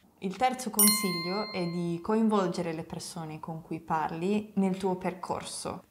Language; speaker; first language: Italian; non-native, fluent; English